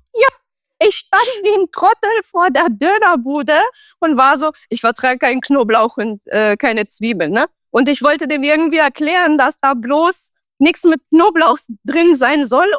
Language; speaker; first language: German; non-native, fluent; Romanian